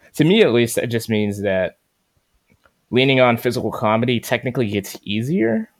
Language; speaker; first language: English; native; English